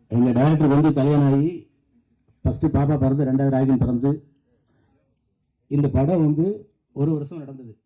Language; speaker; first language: Tamil; native; Tamil